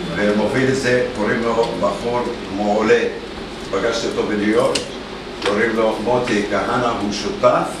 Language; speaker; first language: Hebrew; non-native, local second language; Arabic